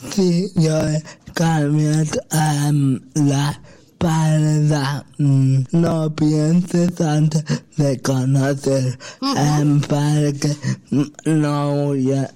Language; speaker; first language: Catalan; non-native, local second language; Spanish